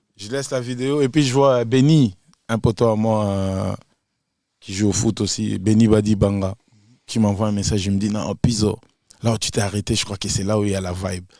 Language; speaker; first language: French; non-native, local second language; Lingala